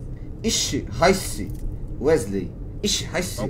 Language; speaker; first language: German; non-native, learner; Portuguese